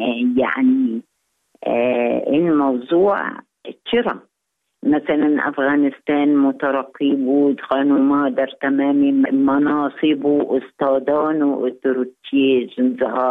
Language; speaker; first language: Persian; non-native, learner; Arabic